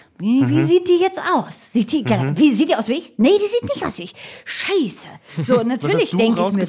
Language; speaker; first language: German; native; German